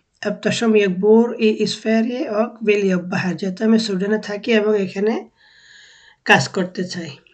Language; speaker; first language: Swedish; non-native, fluent; Bangla